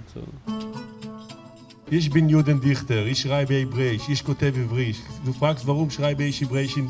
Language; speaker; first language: German; non-native, learner; Hebrew